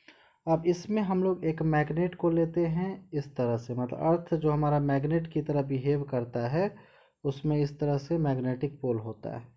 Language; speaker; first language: Hindi; native; Hindi